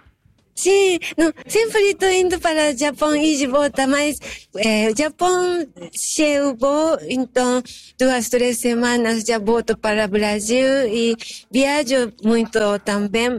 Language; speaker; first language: Portuguese; non-native, fluent; Japanese